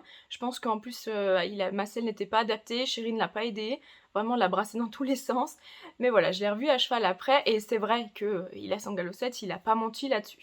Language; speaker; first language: French; native; French